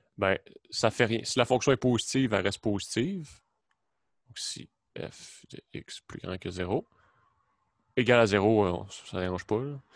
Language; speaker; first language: French; native; French